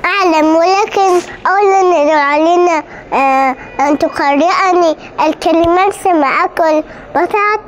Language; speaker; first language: Arabic; early bilingual, heritage; Arabic